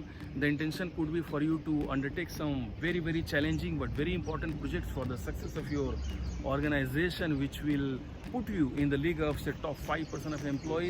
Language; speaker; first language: English; non-native, local second language; Hindi